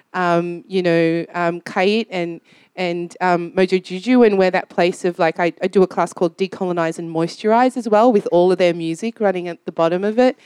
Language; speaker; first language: English; native; English